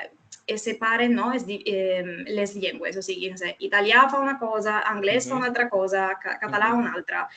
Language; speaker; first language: Catalan; non-native, fluent; Italian